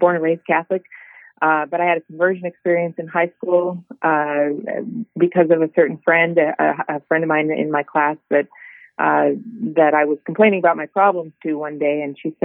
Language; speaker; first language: English; native; English